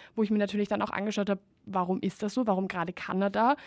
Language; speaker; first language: German; non-native, fluent; Spanish